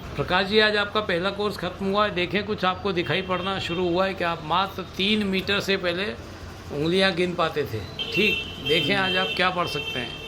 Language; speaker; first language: Hindi; native; Hindi